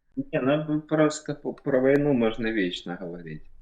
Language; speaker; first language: Russian; native; Russian